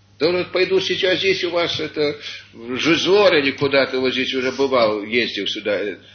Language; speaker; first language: Russian; early bilingual, heritage; Russian